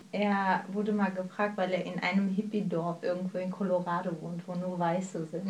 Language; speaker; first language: German; early bilingual, other home language; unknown